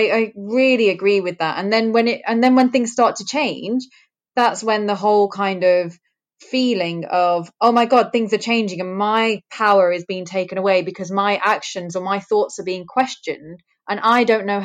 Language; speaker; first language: English; native; English